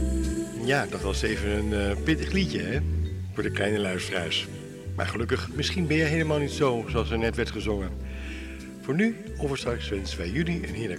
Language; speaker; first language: Dutch; native; Dutch